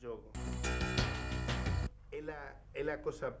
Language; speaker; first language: Italian; non-native, fluent; Spanish